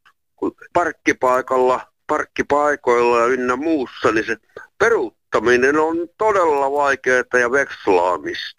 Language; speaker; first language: Finnish; native; Finnish